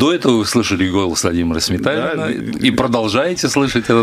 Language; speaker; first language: Russian; native; Russian